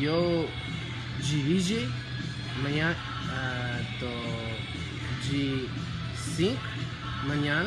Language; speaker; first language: Portuguese; non-native, learner; English